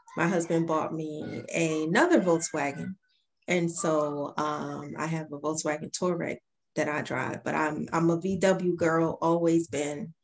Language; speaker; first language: English; native; English